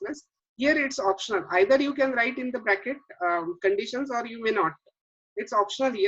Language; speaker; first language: English; non-native, local second language; Marathi